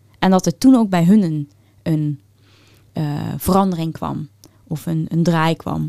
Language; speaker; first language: Dutch; early bilingual, other home language; Turkish